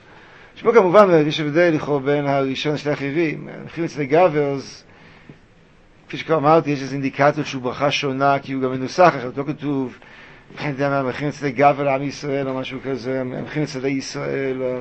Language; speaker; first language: Hebrew; native; Hebrew